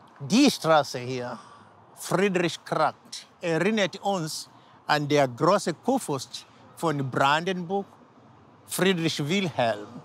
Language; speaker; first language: German; non-native, fluent; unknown